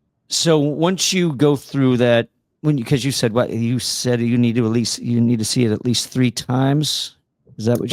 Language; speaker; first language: English; native; English